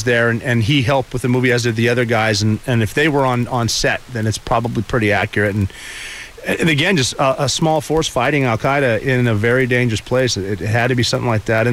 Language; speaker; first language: English; native; English